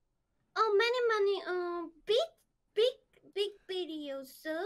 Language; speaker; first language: English; non-native, learner; Korean